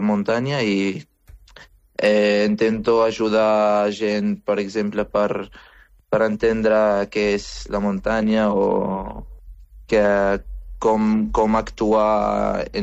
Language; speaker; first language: Catalan; non-native, fluent; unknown